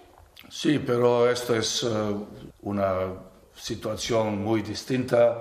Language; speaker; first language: Spanish; non-native, fluent; Serbian